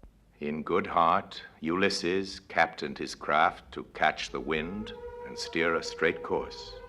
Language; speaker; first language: English; native; English